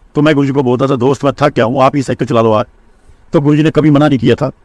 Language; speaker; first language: Hindi; non-native, local second language; Punjabi